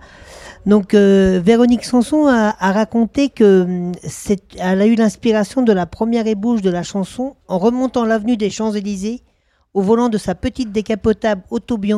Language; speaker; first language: French; native; French